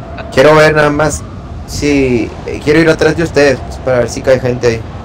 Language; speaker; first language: Spanish; native; Spanish